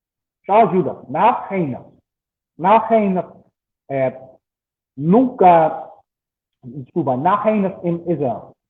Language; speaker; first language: Portuguese; non-native, learner; English